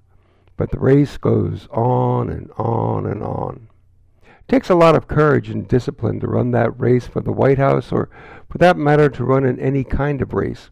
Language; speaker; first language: English; native; English